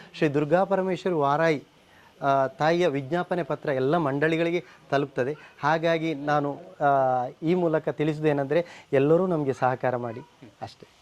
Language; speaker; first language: Kannada; native; Kannada